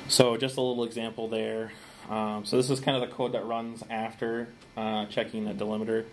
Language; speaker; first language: English; native; English